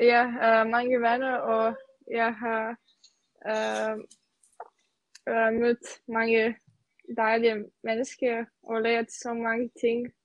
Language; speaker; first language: Danish; non-native, learner; Serbian